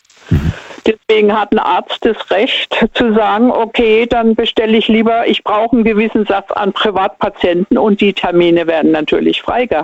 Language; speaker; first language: German; native; German